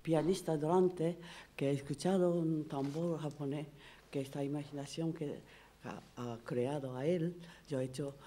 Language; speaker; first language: Spanish; non-native, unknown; Japanese